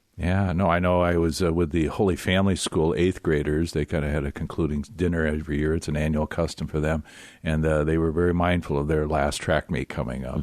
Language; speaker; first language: English; native; English